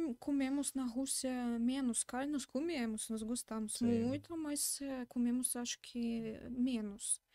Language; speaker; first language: Portuguese; non-native, learner; Russian